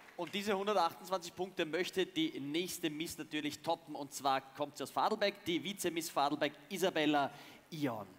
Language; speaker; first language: German; native; German